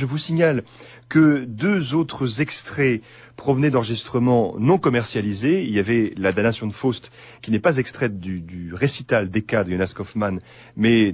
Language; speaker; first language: French; native; French